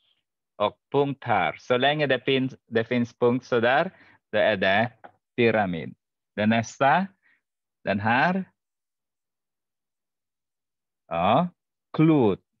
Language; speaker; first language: Swedish; non-native, fluent; Arabic